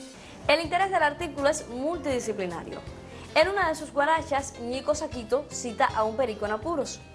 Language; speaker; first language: Spanish; native; Spanish